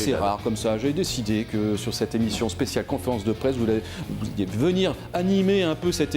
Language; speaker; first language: French; native; French